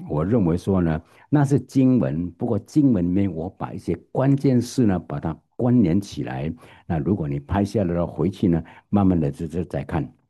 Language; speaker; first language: Chinese; native; Chinese